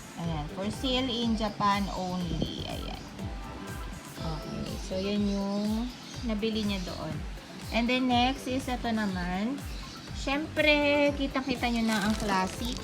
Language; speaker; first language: Filipino; native; Filipino